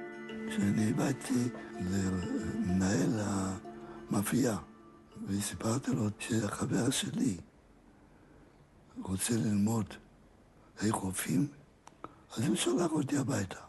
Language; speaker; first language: Hebrew; non-native, fluent; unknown